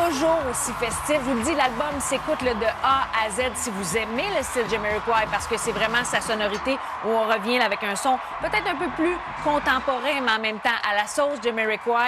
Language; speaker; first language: French; native; French